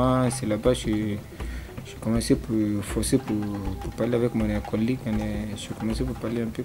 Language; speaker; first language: French; non-native, learner; English